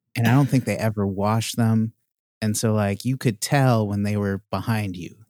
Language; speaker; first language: English; native; English